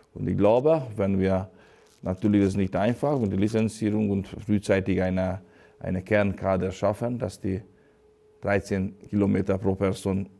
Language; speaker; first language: German; non-native, fluent; Hungarian